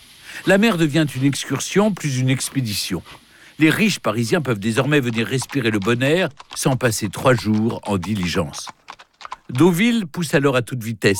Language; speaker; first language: French; native; French